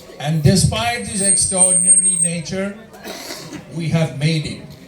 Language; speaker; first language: English; non-native, local second language; Bangla